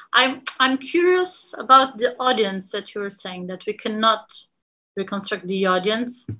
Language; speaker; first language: English; non-native, fluent; Portuguese